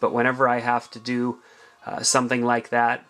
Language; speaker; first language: English; native; English